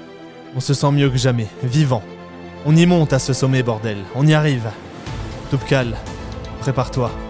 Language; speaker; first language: French; native; French